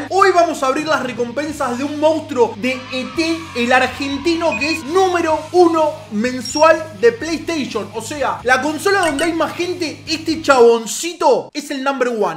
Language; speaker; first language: Spanish; native; Spanish